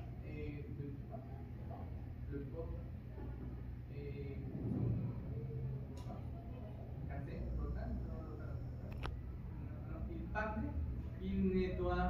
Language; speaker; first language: French; non-native, fluent; Spanish